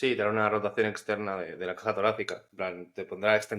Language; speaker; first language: Spanish; native; Spanish